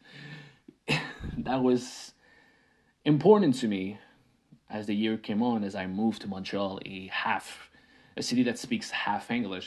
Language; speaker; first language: English; non-native, fluent; French